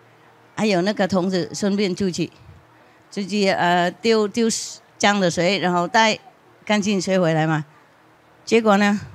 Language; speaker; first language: Chinese; non-native, fluent; Vietnamese